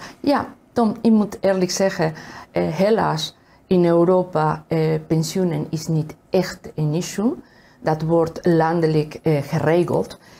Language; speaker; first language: Dutch; non-native, fluent; Spanish